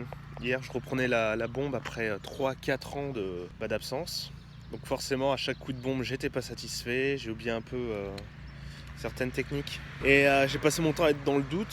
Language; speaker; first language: French; native; French